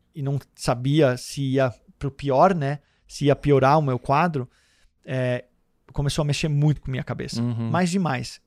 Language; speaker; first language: Portuguese; early bilingual, heritage; Danish